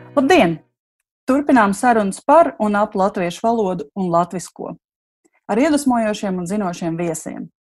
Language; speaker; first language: Latvian; native; Latvian